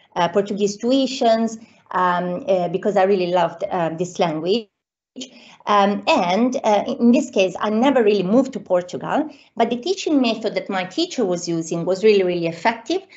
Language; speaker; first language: English; non-native, fluent; Italian